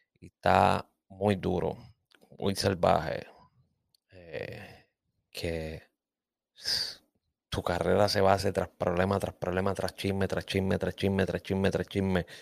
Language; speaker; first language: Spanish; native; Spanish